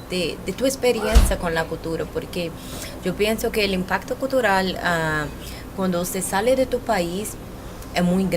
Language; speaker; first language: Spanish; non-native, learner; Portuguese